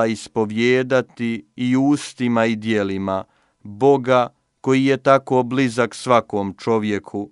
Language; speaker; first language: Croatian; native; Croatian